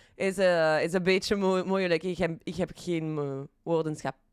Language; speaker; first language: Dutch; non-native, learner; French